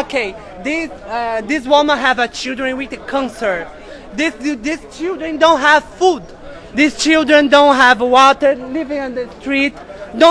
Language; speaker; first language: English; non-native, learner; Spanish